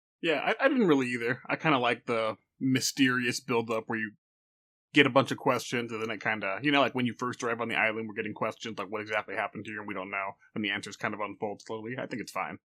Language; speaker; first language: English; native; English